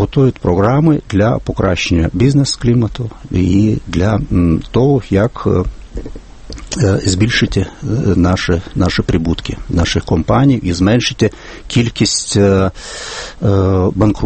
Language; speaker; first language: Ukrainian; non-native, fluent; Lithuanian